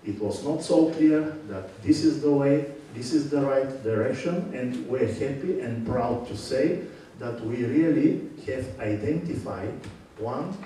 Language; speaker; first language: English; non-native, fluent; Bulgarian